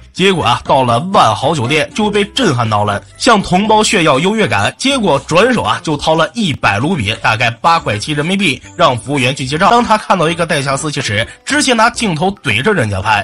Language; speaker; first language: Chinese; native; Chinese